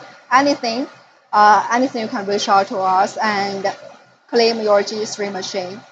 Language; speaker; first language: English; non-native, fluent; Chinese